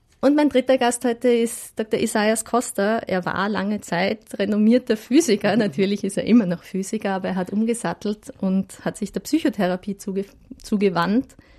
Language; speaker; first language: German; native; German